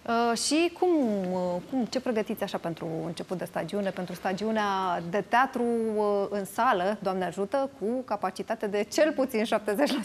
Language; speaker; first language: Romanian; native; Romanian